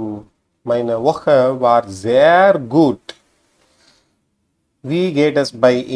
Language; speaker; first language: German; non-native, learner; Tamil